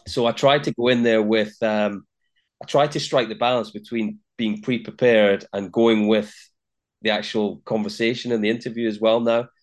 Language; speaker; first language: English; native; English